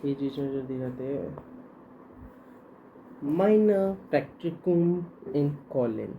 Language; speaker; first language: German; non-native, learner; Hindi